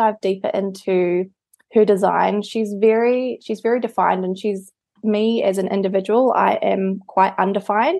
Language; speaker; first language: English; native; English